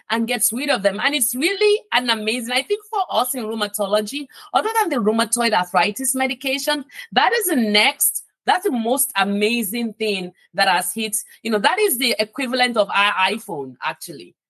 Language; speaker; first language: English; non-native, local second language; Yoruba